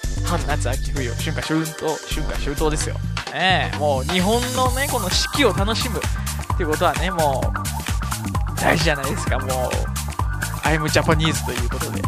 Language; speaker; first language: Japanese; native; Japanese